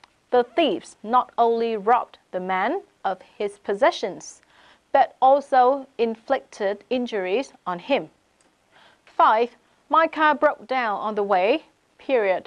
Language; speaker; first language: English; non-native, fluent; Vietnamese